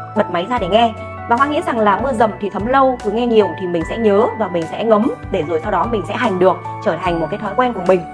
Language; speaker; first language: Vietnamese; native; Vietnamese